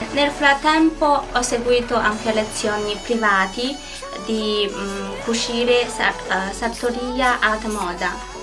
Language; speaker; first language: Italian; non-native, fluent; Chinese